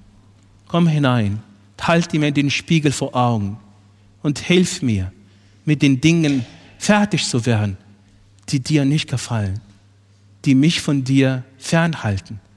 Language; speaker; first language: German; non-native, fluent; Arabic